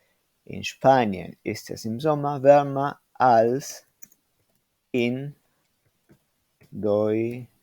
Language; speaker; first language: German; non-native, fluent; Spanish